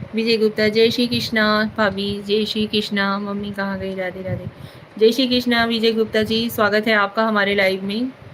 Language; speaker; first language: Hindi; native; Hindi